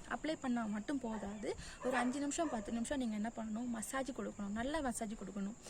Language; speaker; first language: Tamil; non-native, local second language; Malayalam